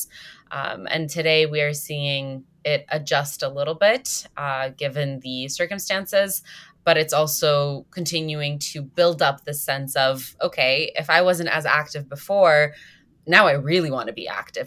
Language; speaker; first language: English; native; English